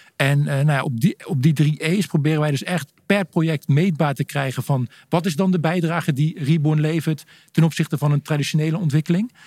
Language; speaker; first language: Dutch; native; Dutch